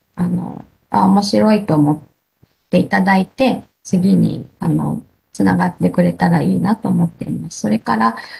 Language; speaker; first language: Japanese; native; Japanese